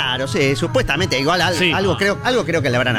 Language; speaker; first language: Spanish; native; Spanish